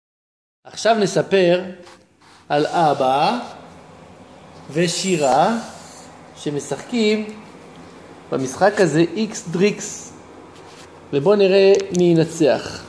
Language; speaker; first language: Hebrew; native; Hebrew